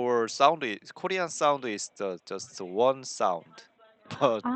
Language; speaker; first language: English; non-native, learner; Korean